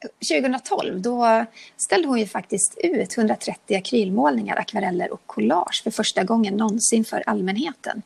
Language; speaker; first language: Swedish; native; Swedish